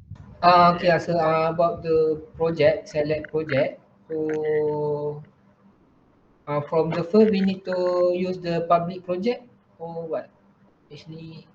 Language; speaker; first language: English; non-native, learner; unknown